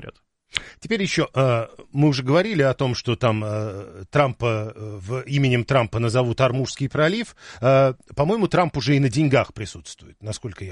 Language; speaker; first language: Russian; native; Russian